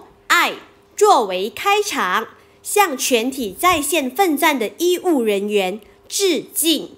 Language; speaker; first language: Chinese; native; Chinese